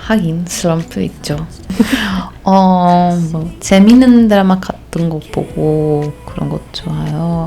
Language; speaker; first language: Korean; non-native, fluent; Portuguese